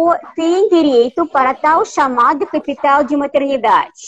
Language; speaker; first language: Portuguese; non-native, fluent; Russian